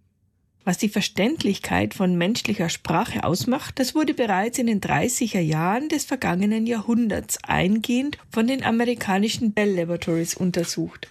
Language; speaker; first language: German; native; German